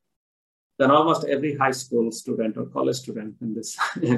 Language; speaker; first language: English; non-native, local second language; Odia